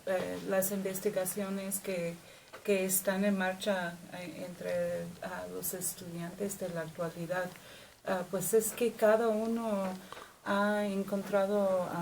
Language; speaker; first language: Spanish; non-native, fluent; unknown